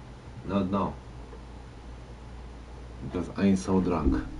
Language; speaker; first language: English; non-native, learner; Polish